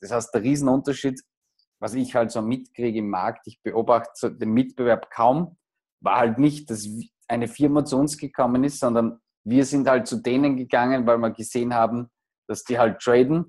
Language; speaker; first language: German; native; German